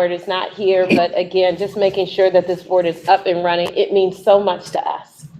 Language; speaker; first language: English; native; English